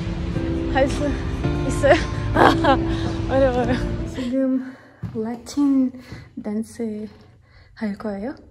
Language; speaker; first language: Korean; non-native, learner; Ukrainian